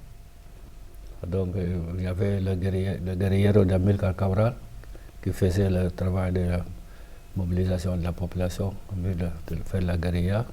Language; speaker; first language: French; non-native, fluent; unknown